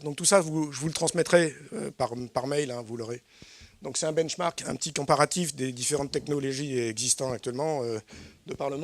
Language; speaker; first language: French; native; French